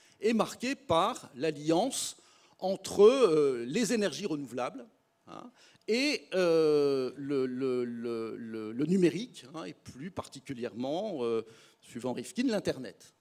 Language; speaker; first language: French; native; French